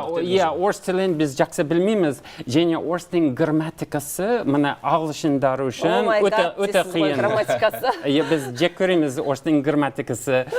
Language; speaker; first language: Kazakh; non-native, learner; English